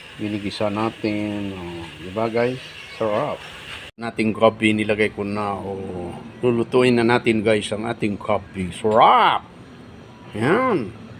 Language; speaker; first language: Filipino; non-native, local second language; Iloko